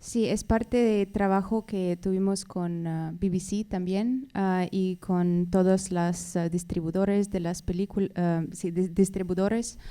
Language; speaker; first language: Spanish; non-native, fluent; Russian